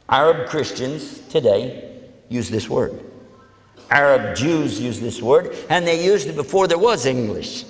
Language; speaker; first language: English; native; English